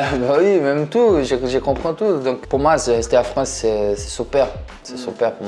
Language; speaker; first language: French; non-native, learner; Portuguese